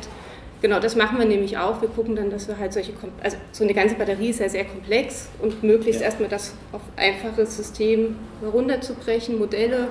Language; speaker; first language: German; native; German